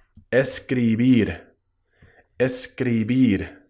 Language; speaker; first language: Spanish; non-native, fluent; English